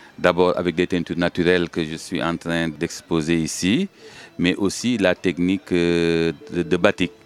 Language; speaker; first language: French; non-native, local second language; Wolof